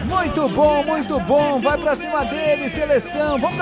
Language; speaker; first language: Portuguese; native; Portuguese